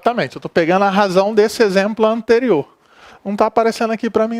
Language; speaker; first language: Portuguese; native; Portuguese